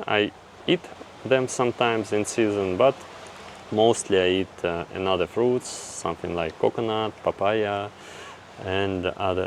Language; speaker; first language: English; non-native, fluent; Russian